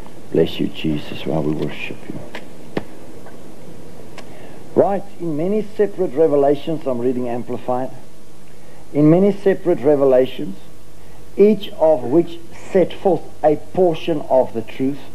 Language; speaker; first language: English; non-native, local second language; Afrikaans